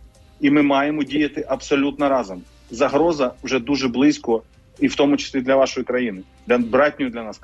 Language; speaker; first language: Ukrainian; native; Ukrainian